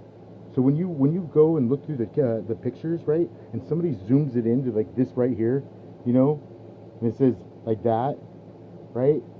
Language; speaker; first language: English; native; English